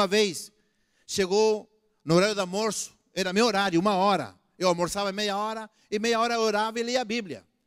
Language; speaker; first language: Portuguese; non-native, fluent; Spanish